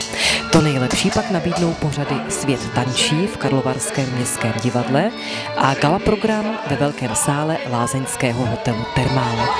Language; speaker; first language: Czech; native; Czech